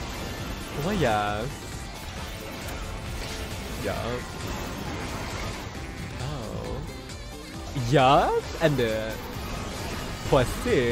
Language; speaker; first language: English; native; English